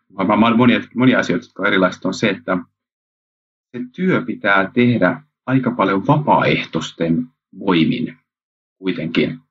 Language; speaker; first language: Finnish; early bilingual, heritage; Finnish